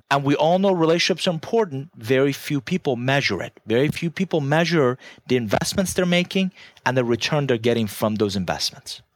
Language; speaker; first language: English; non-native, fluent; Persian